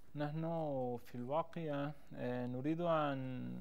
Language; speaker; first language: Arabic; non-native, learner; Spanish